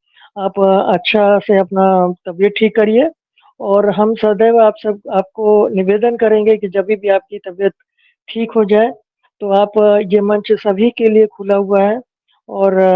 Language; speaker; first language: Hindi; native; Hindi